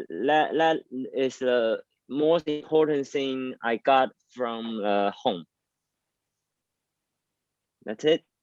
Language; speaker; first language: English; non-native, learner; Chinese